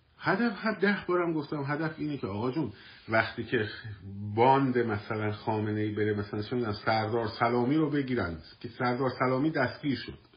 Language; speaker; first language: Persian; native; Persian